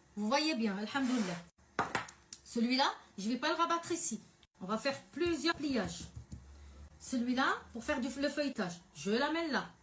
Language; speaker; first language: French; early bilingual, other home language; Arabic